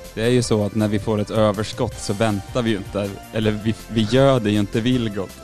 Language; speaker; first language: Swedish; native; Swedish